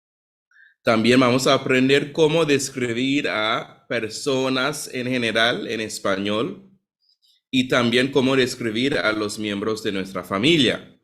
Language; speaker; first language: Spanish; non-native, fluent; English